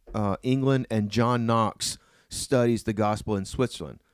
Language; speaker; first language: English; native; English